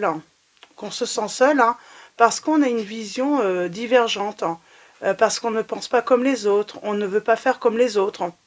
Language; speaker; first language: French; native; French